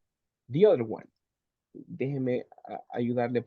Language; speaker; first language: Spanish; native; Spanish